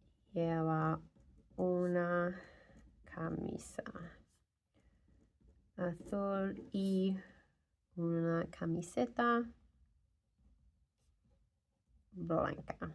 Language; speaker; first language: Spanish; non-native, fluent; English